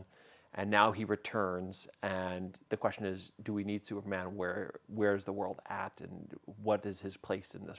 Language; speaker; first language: English; native; English